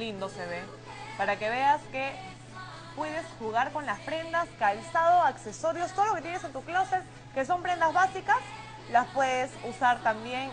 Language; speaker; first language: Spanish; native; Spanish